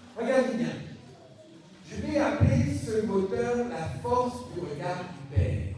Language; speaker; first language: French; native; French